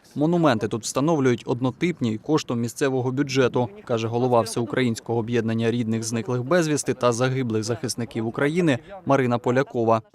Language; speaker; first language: Ukrainian; native; Ukrainian